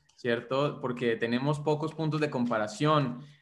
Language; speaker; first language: Spanish; native; Spanish